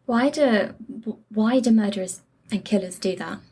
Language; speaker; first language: English; native; English